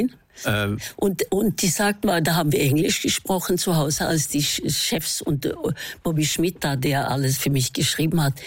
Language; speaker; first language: German; non-native, fluent; Norwegian